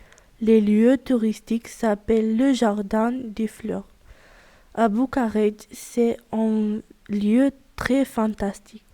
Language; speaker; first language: French; non-native, learner; Romanian